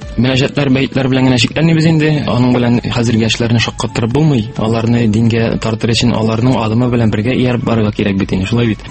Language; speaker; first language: Tatar; native; Tatar